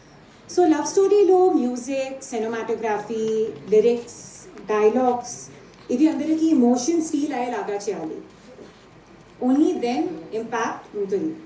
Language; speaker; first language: Telugu; non-native, learner; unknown